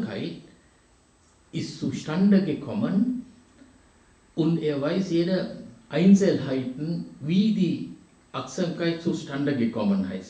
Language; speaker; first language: German; non-native, fluent; Sinhala